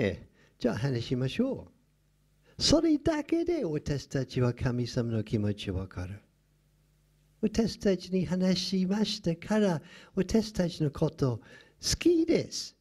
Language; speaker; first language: Japanese; non-native, fluent; English